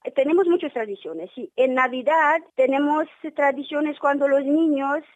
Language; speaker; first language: Spanish; non-native, learner; Romanian